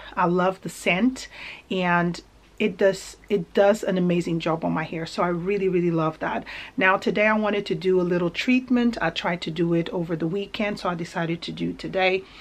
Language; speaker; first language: English; early bilingual, other home language; Portuguese